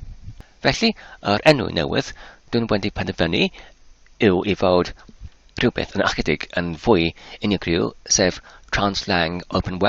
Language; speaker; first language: Welsh; non-native, learner; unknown